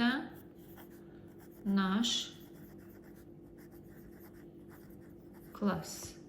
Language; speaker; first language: Russian; non-native, fluent; Azerbaijani